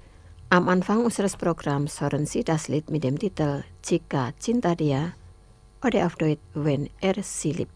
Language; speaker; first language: German; non-native, fluent; Indonesian